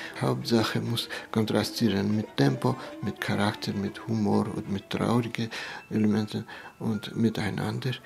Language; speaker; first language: German; non-native, fluent; Russian